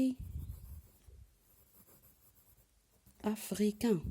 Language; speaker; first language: French; non-native, local second language; Arabic